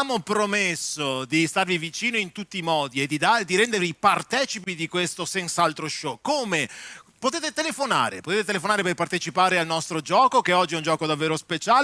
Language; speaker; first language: Italian; native; Italian